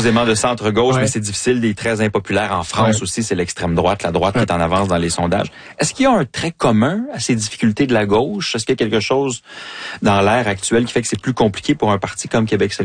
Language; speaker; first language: French; native; French